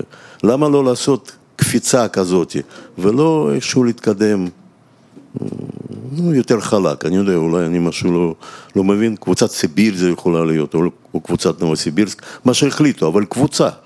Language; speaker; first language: Hebrew; non-native, fluent; Russian